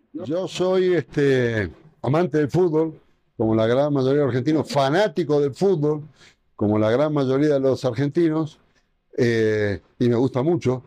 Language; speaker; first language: Spanish; native; Spanish